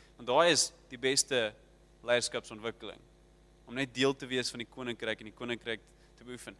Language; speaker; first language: Afrikaans; native; Afrikaans